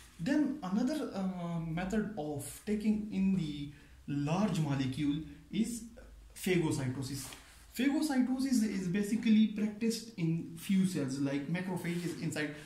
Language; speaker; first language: English; non-native, local second language; Pashto